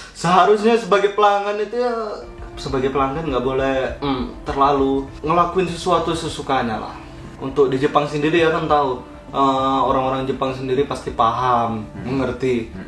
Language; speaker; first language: Indonesian; native; Indonesian